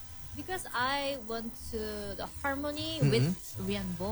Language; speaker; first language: English; non-native, learner; Korean